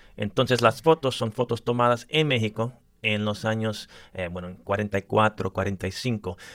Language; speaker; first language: Spanish; early bilingual, other home language; English